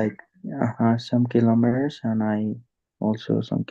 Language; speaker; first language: English; non-native, learner; Spanish